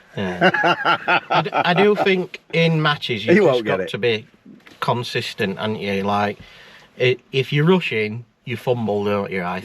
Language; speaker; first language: English; native; English